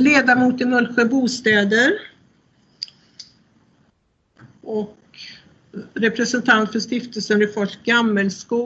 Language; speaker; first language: Swedish; native; Swedish